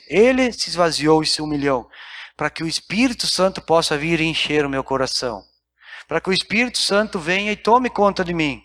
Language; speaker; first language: Portuguese; native; Portuguese